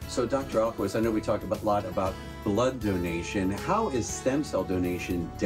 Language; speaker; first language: English; native; English